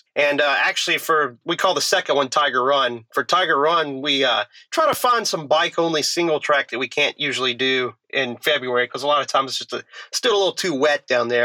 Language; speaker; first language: English; native; English